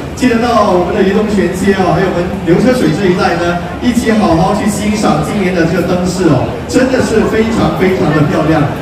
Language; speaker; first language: Chinese; native; Chinese